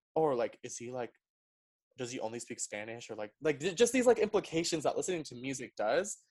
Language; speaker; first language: English; early bilingual, other home language; Spanish